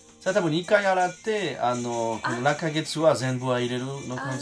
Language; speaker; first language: Japanese; non-native, learner; French